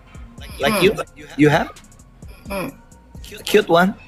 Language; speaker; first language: English; non-native, learner; Indonesian